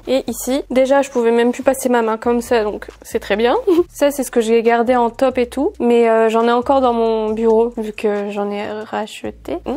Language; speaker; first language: French; native; French